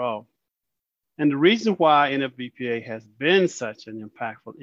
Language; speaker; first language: English; native; English